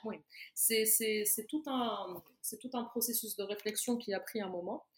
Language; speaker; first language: French; non-native, local second language; Arabic